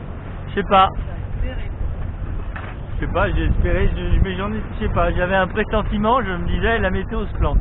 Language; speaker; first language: French; native; French